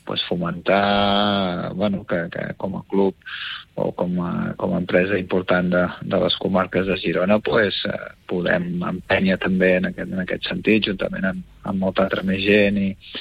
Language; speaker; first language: Catalan; native; Catalan